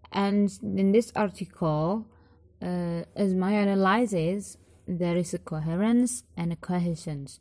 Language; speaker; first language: English; non-native, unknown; Indonesian